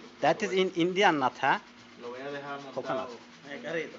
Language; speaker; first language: English; non-native, learner; Turkish